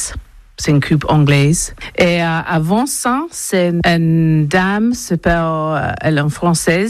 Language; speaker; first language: French; non-native, learner; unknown